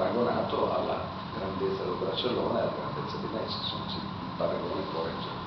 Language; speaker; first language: Italian; native; Italian